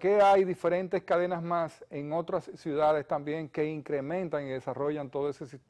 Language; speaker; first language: Spanish; native; Spanish